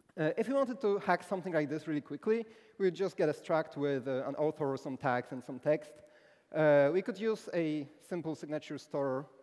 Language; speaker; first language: English; non-native, fluent; Polish